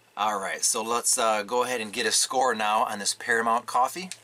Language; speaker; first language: English; native; English